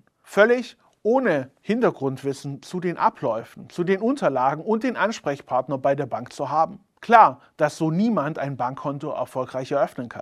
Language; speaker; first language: German; native; German